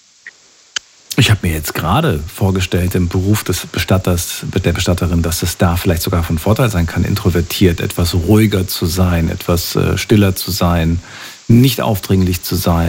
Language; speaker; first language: German; native; German